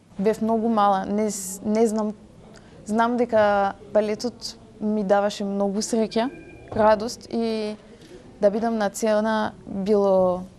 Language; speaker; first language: Macedonian; early bilingual, heritage; French